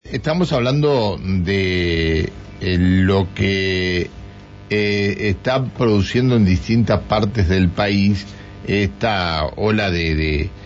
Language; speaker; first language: Spanish; native; Spanish